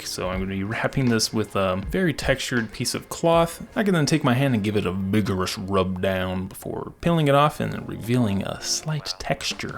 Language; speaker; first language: English; native; English